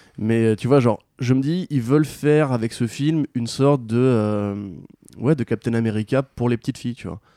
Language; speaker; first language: French; native; French